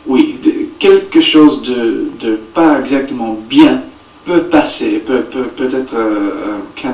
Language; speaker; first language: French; non-native, learner; English